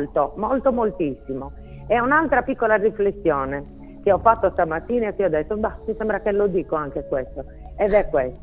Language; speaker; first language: Italian; native; Italian